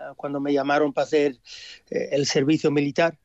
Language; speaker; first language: Spanish; early bilingual, heritage; English